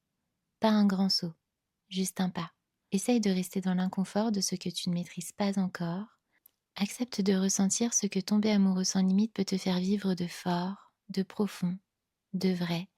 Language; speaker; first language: French; native; French